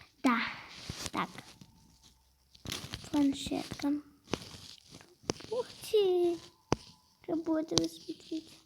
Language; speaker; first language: Russian; non-native, local second language; Kazakh